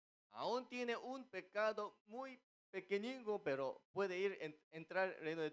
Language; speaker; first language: Spanish; non-native, fluent; Korean